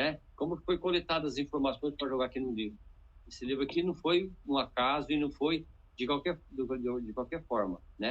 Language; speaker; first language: Portuguese; native; Portuguese